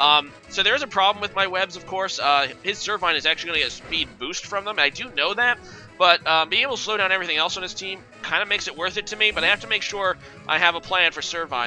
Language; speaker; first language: English; native; English